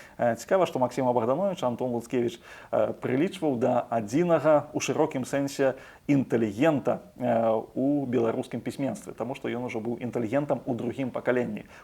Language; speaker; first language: Belarusian; native; Belarusian